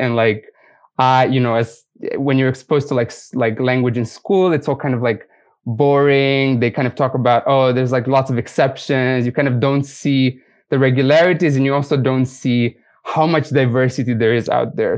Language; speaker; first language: English; non-native, fluent; Romanian